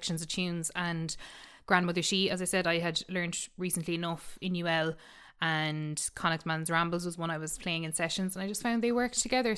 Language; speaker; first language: English; native; English